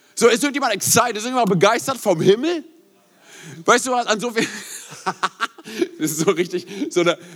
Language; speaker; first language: German; native; German